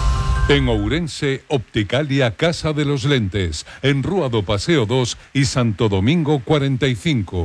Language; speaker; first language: Spanish; native; Spanish